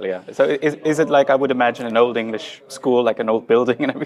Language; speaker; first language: English; non-native, fluent; German